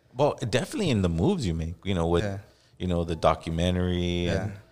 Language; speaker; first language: English; native; English